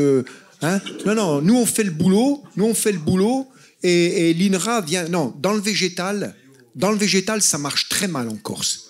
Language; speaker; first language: French; native; French